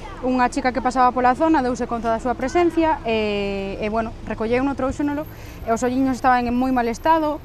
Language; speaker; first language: Galician; non-native, local second language; Spanish